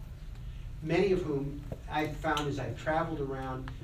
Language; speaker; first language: English; native; English